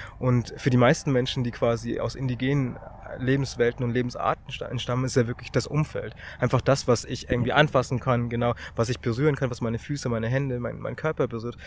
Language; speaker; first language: German; early bilingual, other home language; Tamil